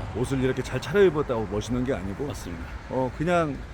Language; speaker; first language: Korean; native; Korean